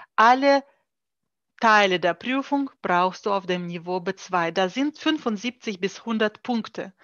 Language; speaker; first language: German; non-native, fluent; Russian